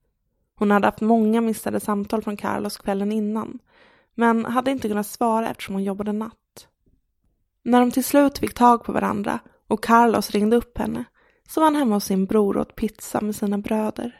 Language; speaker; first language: Swedish; native; Swedish